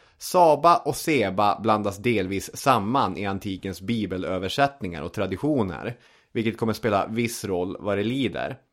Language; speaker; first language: Swedish; native; Swedish